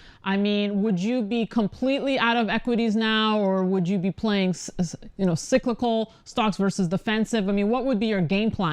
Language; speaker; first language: English; native; English